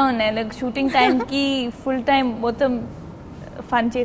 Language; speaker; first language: Telugu; non-native, learner; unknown